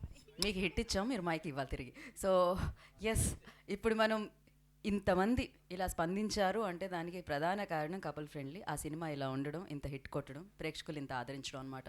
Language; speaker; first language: Telugu; native; Telugu